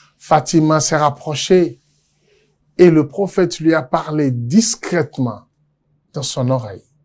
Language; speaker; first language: French; non-native, local second language; Yoruba